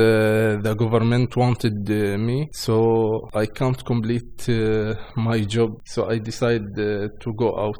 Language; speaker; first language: English; non-native, learner; Arabic